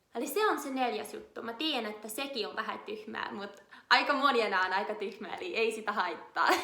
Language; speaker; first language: Finnish; non-native, learner; English